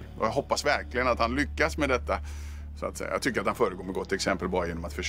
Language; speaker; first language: Swedish; native; Swedish